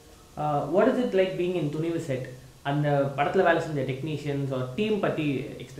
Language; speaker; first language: Tamil; native; Tamil